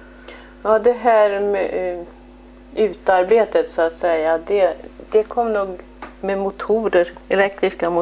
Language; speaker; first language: Swedish; native; Swedish